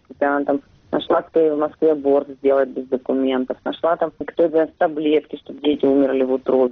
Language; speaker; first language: Russian; native; Russian